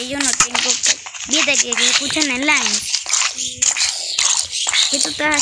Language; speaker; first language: Spanish; native; Spanish